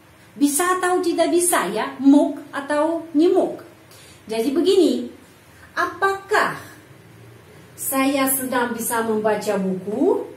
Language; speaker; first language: Indonesian; non-native, fluent; Russian